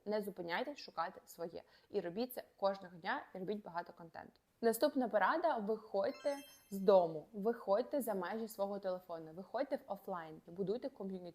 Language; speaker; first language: Ukrainian; native; Ukrainian